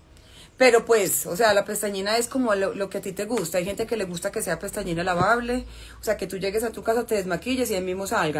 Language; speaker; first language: Spanish; native; Spanish